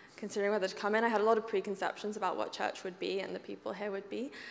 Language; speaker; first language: English; native; English